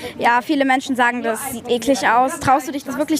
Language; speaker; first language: German; native; German